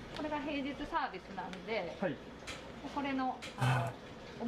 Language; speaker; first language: Japanese; native; Japanese